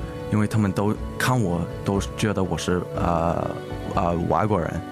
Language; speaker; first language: Chinese; early bilingual, heritage; English